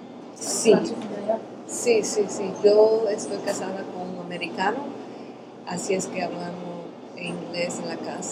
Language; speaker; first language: Spanish; early bilingual, other home language; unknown